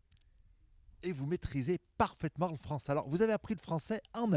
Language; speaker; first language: French; native; French